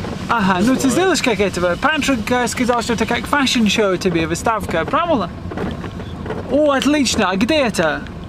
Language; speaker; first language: Russian; non-native, learner; English